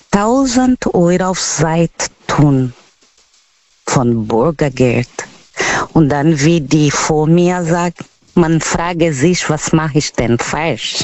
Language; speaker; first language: German; non-native, learner; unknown